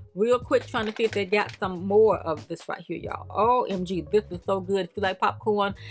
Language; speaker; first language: English; native; English